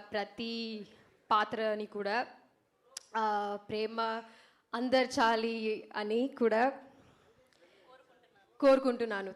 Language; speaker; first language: Telugu; non-native, learner; Malayalam